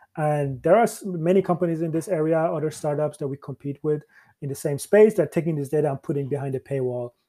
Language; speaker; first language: English; early bilingual, other home language; Persian